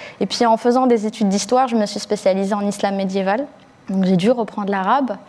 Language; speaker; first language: French; early bilingual, other home language; Arabic